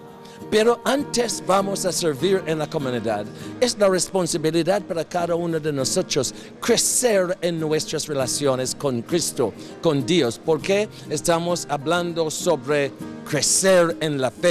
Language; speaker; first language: Spanish; non-native, fluent; English